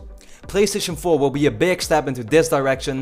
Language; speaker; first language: English; non-native, fluent; Dutch